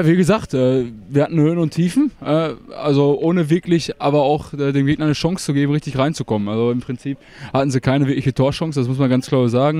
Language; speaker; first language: German; native; German